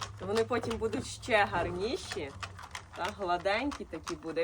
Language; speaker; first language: Ukrainian; native; Ukrainian